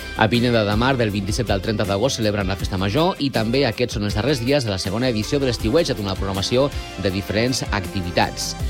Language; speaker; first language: Catalan; native; Catalan